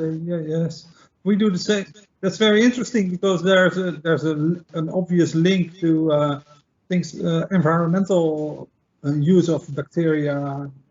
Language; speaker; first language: English; non-native, fluent; Dutch